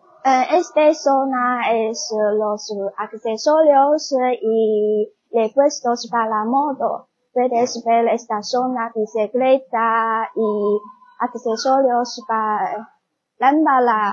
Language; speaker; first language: Spanish; non-native, learner; Chinese